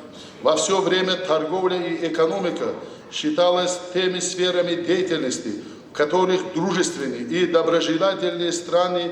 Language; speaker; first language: Russian; non-native, local second language; Tajik